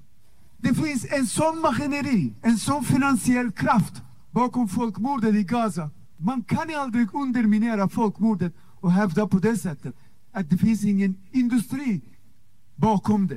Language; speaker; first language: Swedish; non-native, fluent; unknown